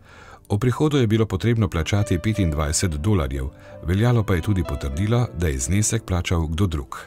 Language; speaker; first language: Slovenian; native; Slovenian